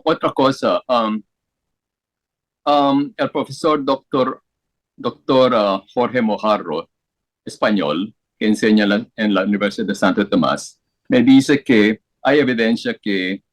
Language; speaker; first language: Spanish; non-native, fluent; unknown